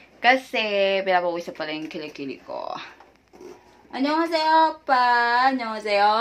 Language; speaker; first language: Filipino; non-native, local second language; Pampanga